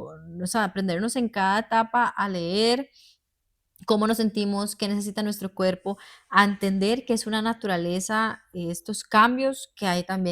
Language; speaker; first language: Spanish; native; Spanish